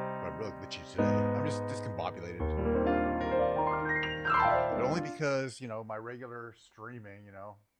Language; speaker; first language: English; native; English